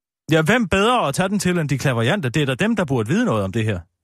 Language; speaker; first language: Danish; native; Danish